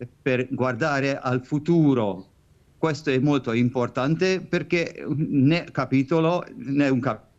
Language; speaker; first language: Italian; non-native, fluent; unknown